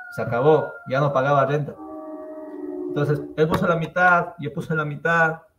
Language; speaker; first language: Spanish; native; Spanish